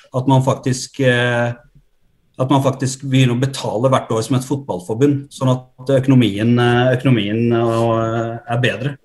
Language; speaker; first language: Norwegian; early bilingual, other home language; Arabic